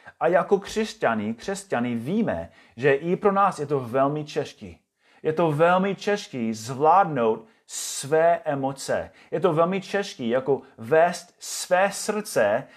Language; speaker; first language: Czech; non-native, fluent; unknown